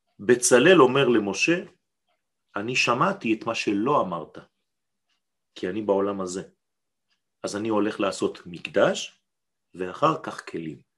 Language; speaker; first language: Hebrew; non-native, fluent; French